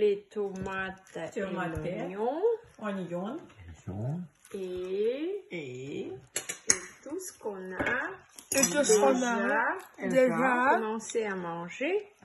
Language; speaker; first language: French; non-native, fluent; Russian